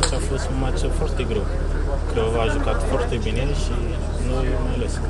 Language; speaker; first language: Romanian; non-native, learner; French